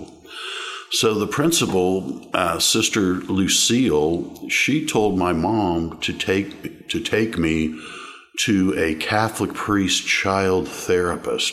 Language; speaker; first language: English; native; English